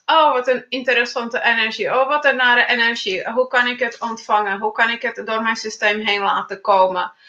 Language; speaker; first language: Dutch; non-native, fluent; Czech